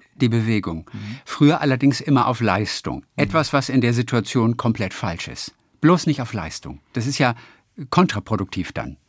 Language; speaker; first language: German; native; German